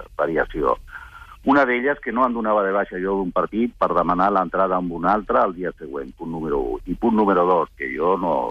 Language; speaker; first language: Catalan; non-native, local second language; Spanish